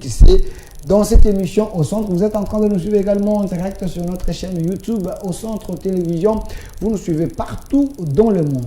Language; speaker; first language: French; non-native, local second language; Lingala